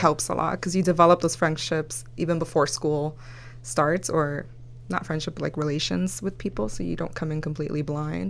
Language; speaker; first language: English; early bilingual, other home language; Spanish